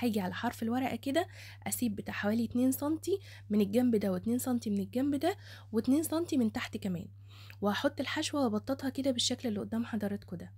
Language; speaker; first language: Arabic; native; Arabic